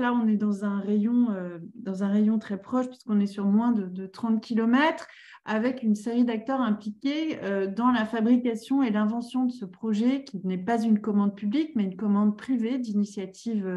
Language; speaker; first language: French; native; French